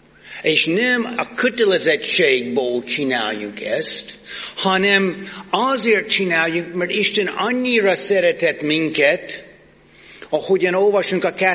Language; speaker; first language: Hungarian; non-native, fluent; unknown